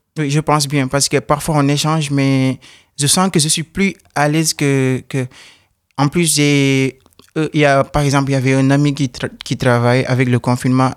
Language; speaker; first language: French; non-native, local second language; Wolof